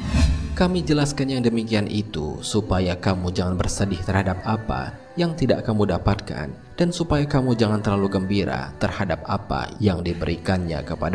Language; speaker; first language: Indonesian; native; Indonesian